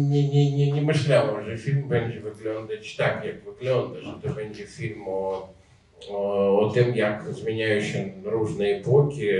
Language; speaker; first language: Polish; non-native, learner; Ukrainian